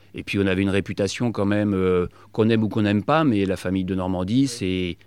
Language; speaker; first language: French; native; French